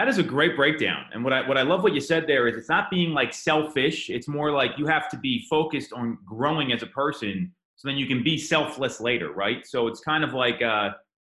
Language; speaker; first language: English; native; English